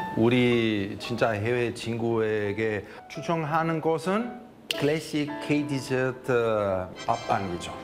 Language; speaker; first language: Korean; non-native, fluent; Italian